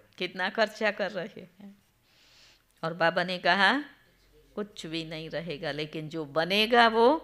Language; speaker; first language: Hindi; non-native, local second language; Gujarati